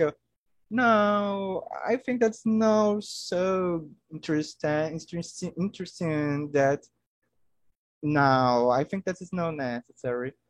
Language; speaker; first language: English; non-native, learner; Portuguese